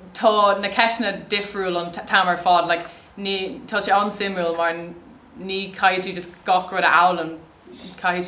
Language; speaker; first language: Irish; non-native, local second language; English